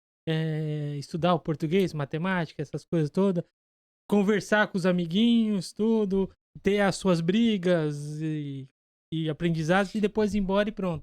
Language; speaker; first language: Portuguese; native; Portuguese